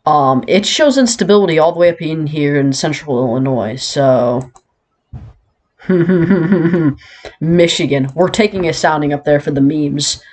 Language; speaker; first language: English; native; English